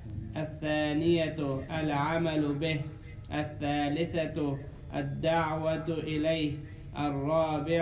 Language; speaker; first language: Arabic; non-native, learner; English